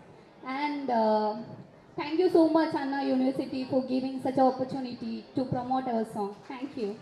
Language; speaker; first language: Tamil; non-native, fluent; Malayalam